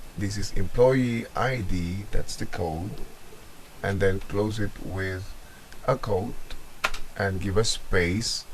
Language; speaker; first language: English; non-native, local second language; Filipino